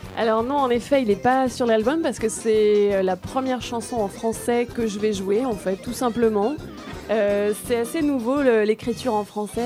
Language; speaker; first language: French; native; French